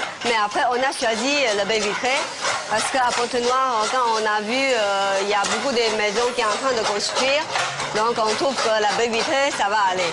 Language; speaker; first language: French; non-native, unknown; Chinese